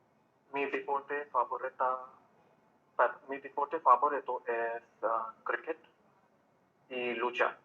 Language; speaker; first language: Spanish; non-native, learner; Hindi